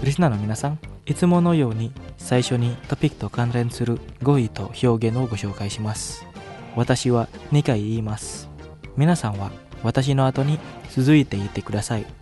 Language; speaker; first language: Japanese; non-native, fluent; Indonesian